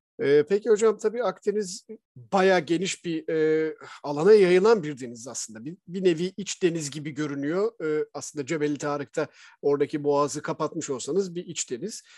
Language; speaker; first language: Turkish; native; Turkish